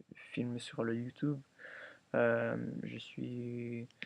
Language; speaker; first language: French; early bilingual, other home language; English